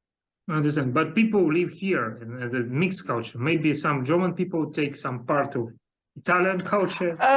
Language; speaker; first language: English; non-native, learner; Russian